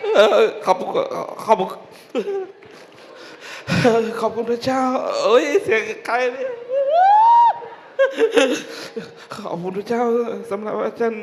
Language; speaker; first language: Thai; non-native, local second language; Hmong